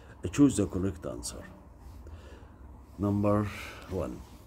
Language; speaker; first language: English; non-native, fluent; Arabic